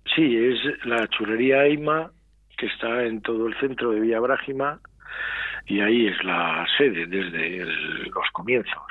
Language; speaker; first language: Spanish; native; Spanish